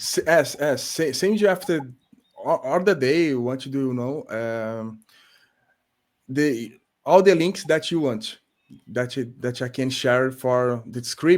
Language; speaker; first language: English; non-native, learner; Portuguese